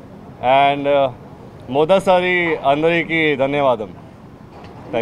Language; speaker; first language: Telugu; non-native, learner; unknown